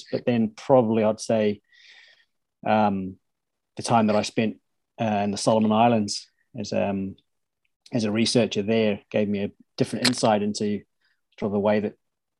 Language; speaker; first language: English; native; English